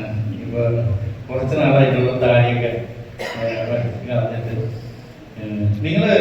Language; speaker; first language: Malayalam; native; Malayalam